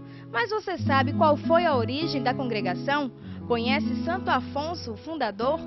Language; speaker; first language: Portuguese; native; Portuguese